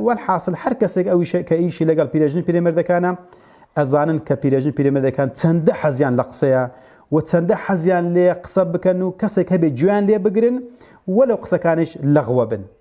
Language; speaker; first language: Central Kurdish; native; Central Kurdish